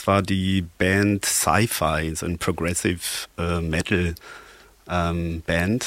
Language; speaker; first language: German; non-native, fluent; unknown